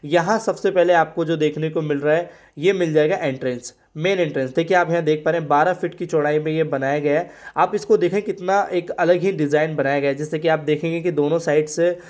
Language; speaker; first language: Hindi; native; Hindi